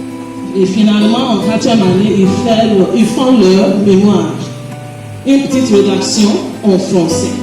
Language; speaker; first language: French; non-native, fluent; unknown